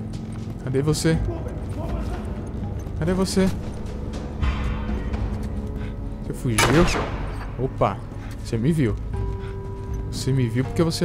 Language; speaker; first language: Portuguese; native; Portuguese